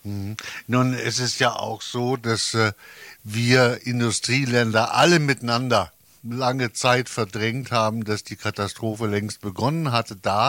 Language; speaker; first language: German; native; German